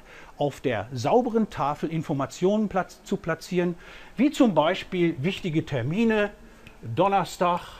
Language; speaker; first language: German; native; German